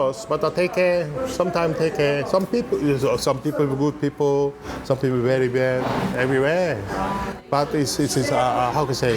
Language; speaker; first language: English; non-native, learner; Korean